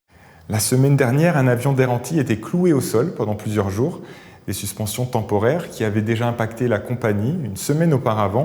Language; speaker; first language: French; native; French